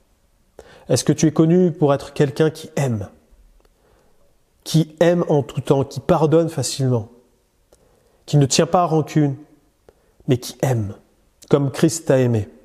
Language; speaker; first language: French; native; French